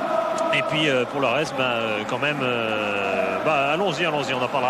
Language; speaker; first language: French; native; French